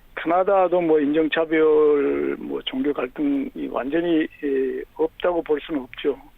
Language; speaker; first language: Korean; native; Korean